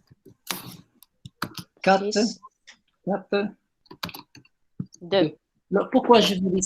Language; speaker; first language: French; non-native, local second language; Arabic